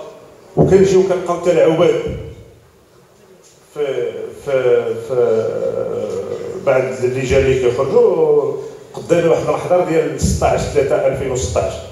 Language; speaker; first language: Arabic; native; Arabic